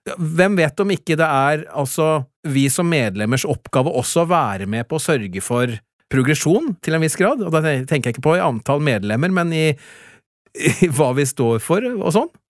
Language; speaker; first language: Norwegian; native; Norwegian